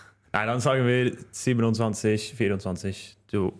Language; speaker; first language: German; non-native, fluent; Norwegian